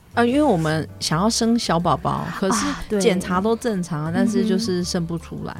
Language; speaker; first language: Chinese; native; Chinese